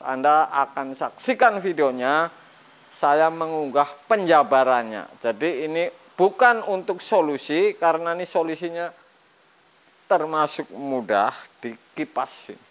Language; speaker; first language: Indonesian; native; Indonesian